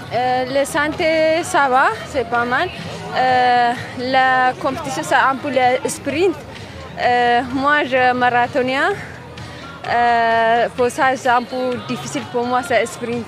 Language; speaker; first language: French; non-native, learner; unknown